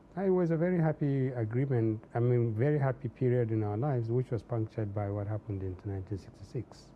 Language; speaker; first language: English; non-native, local second language; Hausa